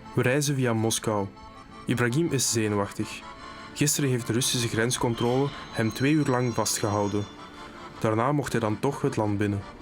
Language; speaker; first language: Dutch; native; Dutch